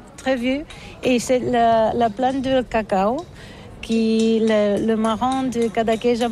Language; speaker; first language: French; non-native, learner; Catalan